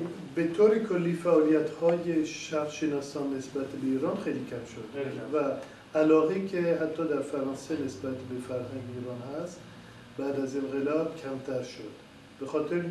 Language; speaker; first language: Persian; non-native, fluent; French